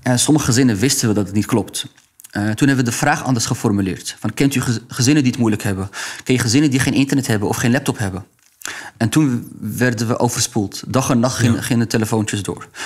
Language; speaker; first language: Dutch; early bilingual, other home language; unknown